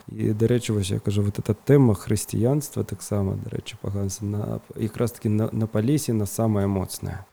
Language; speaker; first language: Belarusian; native; Belarusian